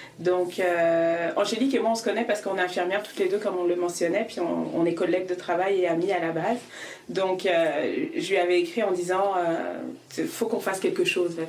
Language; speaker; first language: French; native; French